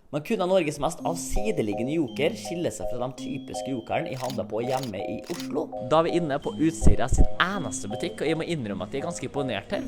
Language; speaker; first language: Norwegian; native; Norwegian